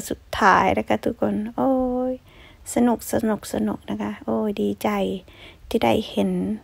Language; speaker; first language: Thai; native; Thai